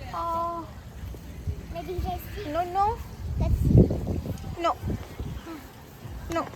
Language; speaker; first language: English; non-native, local second language; Bangla